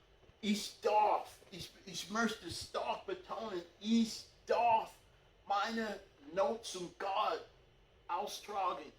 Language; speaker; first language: German; non-native, fluent; English